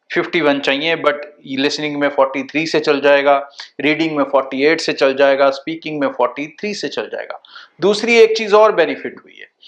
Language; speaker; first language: Hindi; non-native, local second language; Punjabi